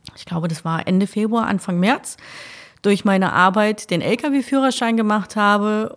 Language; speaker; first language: German; native; German